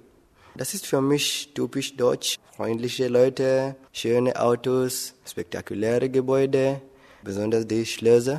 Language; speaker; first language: German; non-native, learner; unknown